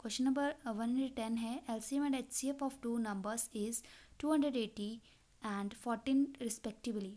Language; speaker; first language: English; non-native, local second language; Hindi